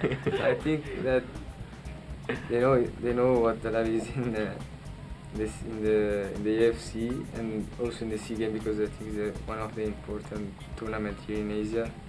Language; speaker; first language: English; non-native, learner; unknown